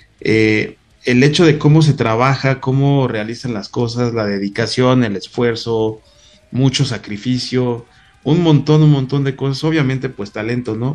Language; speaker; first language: Spanish; native; Spanish